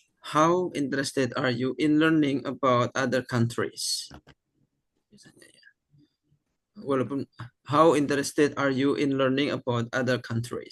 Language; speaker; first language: English; non-native, fluent; Indonesian